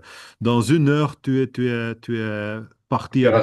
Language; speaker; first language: French; non-native, fluent; Dutch